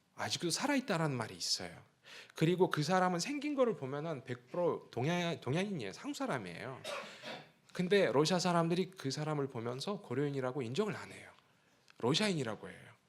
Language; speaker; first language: Korean; non-native, fluent; Russian